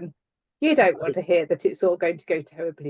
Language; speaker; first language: English; native; English